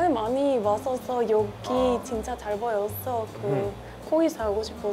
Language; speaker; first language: Korean; non-native, learner; Spanish